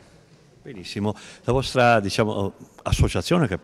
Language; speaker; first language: Italian; native; Italian